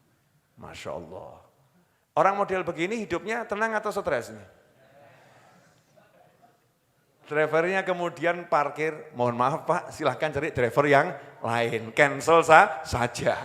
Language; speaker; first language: Indonesian; native; Indonesian